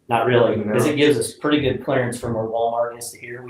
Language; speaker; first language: English; native; English